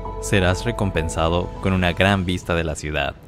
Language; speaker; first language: Spanish; native; Spanish